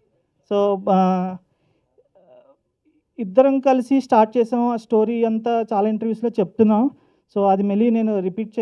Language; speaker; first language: Telugu; native; Telugu